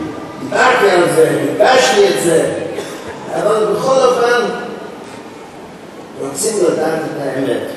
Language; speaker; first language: Hebrew; non-native, fluent; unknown